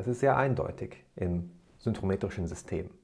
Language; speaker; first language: German; native; German